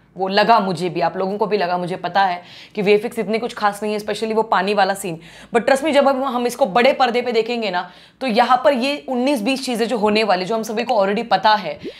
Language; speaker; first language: Hindi; non-native, local second language; Marathi